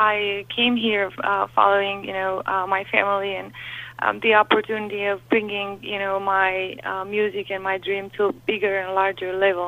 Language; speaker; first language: English; non-native, fluent; Romanian